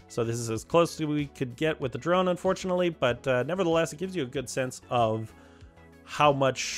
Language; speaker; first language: English; native; English